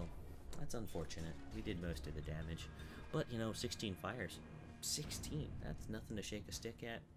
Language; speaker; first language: English; native; English